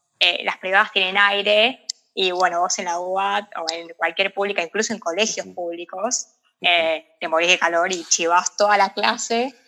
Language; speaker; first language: Spanish; native; Spanish